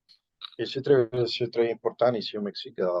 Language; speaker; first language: French; non-native, learner; Spanish